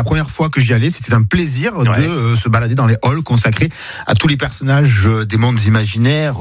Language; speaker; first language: French; native; French